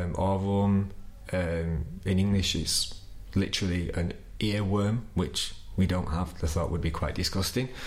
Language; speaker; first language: English; native; English